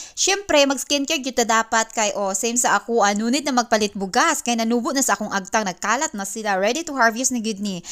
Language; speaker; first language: Cebuano; non-native, local second language; Hiligaynon